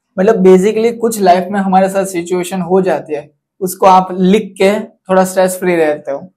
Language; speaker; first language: Hindi; non-native, local second language; Gujarati